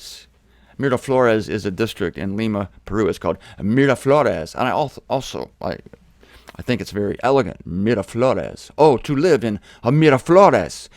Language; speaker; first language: English; native; English